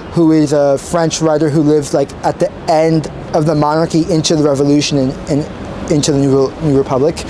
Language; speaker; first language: English; native; English